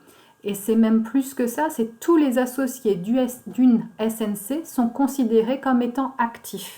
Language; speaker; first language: French; native; French